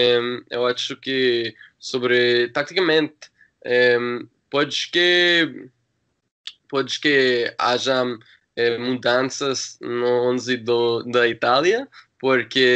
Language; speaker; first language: Portuguese; non-native, learner; English